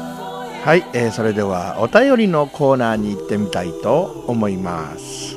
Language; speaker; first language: Japanese; native; Japanese